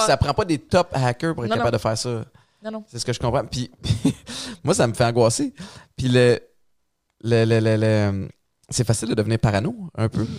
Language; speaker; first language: French; native; French